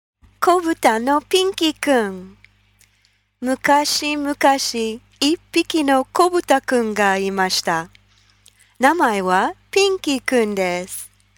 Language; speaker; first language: Japanese; non-native, fluent; English